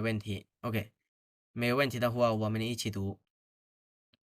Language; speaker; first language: Chinese; non-native, fluent; Bangla